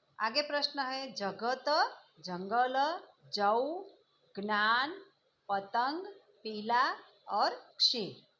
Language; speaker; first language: Hindi; non-native, local second language; Gujarati